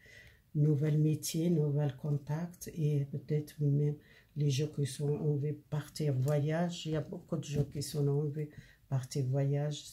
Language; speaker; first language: French; non-native, learner; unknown